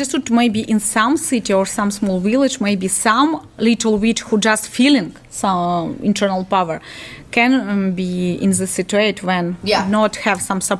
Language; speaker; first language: English; non-native, learner; Ukrainian